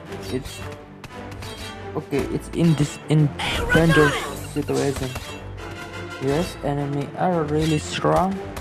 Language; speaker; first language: English; non-native, learner; Indonesian